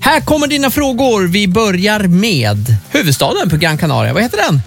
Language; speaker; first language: Swedish; native; Swedish